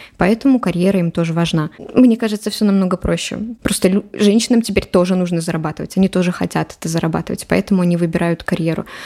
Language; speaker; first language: Russian; native; Russian